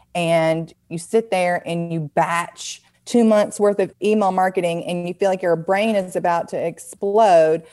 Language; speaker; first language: English; native; English